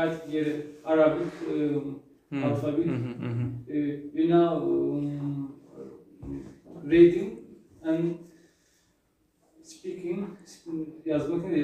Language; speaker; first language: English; non-native, learner; Turkmen